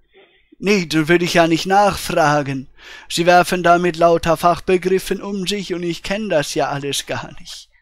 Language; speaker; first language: German; native; German